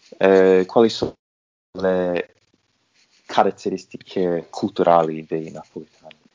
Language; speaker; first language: Italian; non-native, learner; English